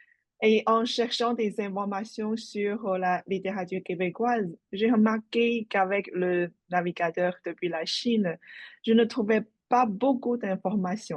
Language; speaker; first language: French; non-native, fluent; Chinese